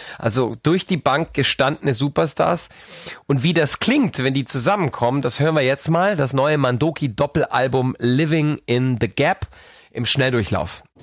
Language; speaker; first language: German; native; German